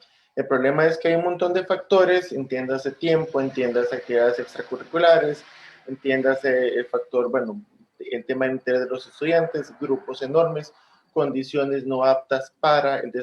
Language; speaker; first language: Spanish; native; Spanish